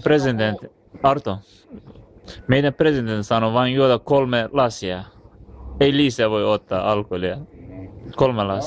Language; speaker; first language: Finnish; non-native, learner; Turkish